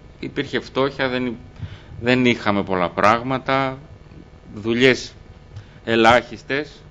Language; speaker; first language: Greek; early bilingual, other home language; Albanian